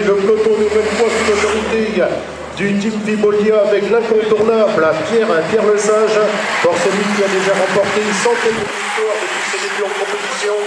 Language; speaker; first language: French; native; French